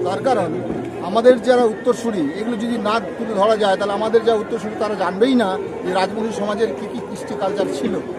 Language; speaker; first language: Bangla; non-native, local second language; Rangpuri